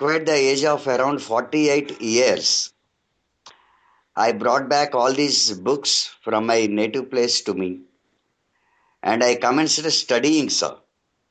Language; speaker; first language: English; non-native, local second language; Telugu